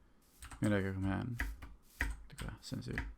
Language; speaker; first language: Danish; native; Danish